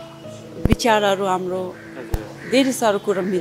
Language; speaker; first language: Nepali; non-native, fluent; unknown